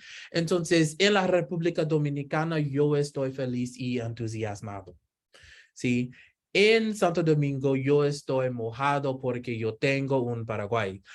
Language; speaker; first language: Spanish; non-native, learner; English